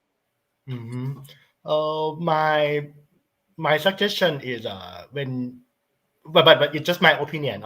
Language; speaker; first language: English; non-native, learner; Thai